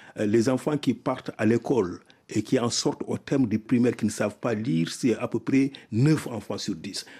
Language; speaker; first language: French; non-native, local second language; Soninke